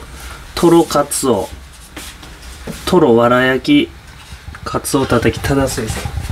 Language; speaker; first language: Japanese; native; Japanese